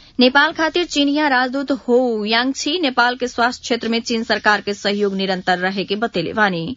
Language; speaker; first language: Bhojpuri; native; Bhojpuri